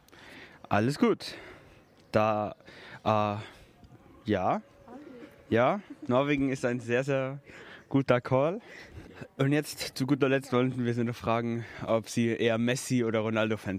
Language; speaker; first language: German; native; German